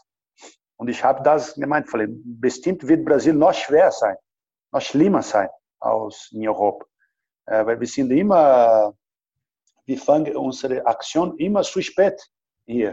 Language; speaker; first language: German; non-native, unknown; Portuguese